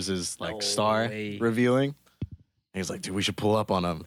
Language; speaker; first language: English; native; English